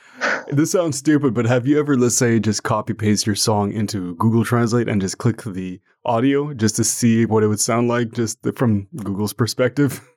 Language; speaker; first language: English; non-native, fluent; French